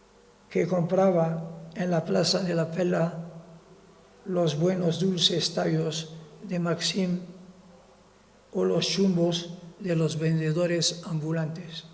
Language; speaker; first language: Spanish; non-native, fluent; Arabic